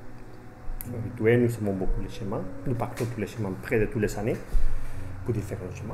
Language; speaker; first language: French; non-native, fluent; Spanish